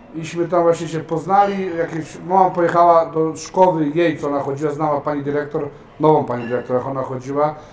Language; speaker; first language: Polish; early bilingual, heritage; Serbian